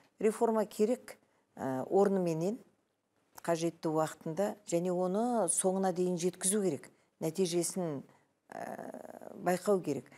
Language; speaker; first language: Kazakh; native; Kazakh